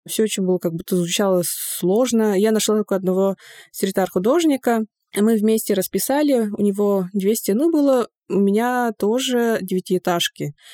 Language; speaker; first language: Russian; non-native, local second language; Yakut